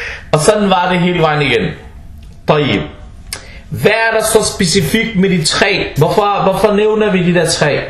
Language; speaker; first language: Danish; non-native, fluent; Arabic